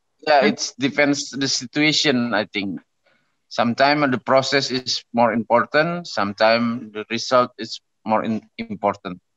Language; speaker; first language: English; non-native, learner; Indonesian